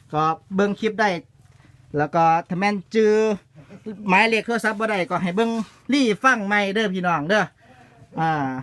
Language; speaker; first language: Thai; native; Thai